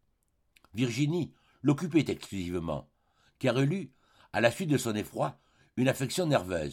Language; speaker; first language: French; native; French